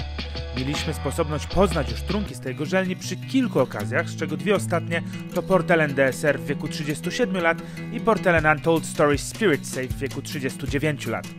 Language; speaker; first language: Polish; native; Polish